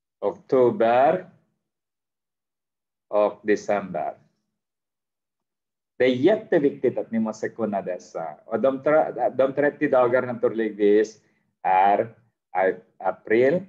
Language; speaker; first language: Swedish; non-native, fluent; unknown